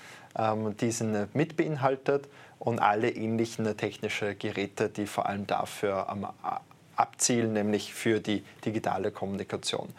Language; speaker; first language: German; native; German